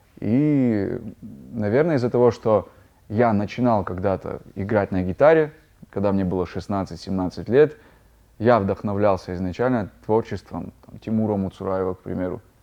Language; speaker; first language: Russian; native; Russian